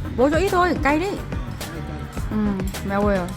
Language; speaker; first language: Korean; non-native, learner; Vietnamese